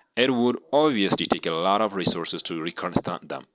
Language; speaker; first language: English; non-native, local second language; Amharic